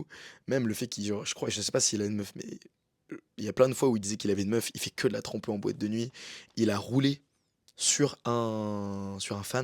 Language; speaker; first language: French; native; French